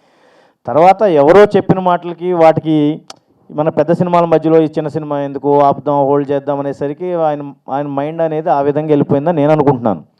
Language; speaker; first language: Telugu; native; Telugu